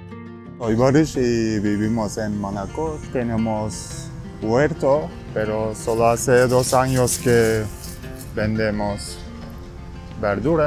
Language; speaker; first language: Spanish; non-native, learner; Turkish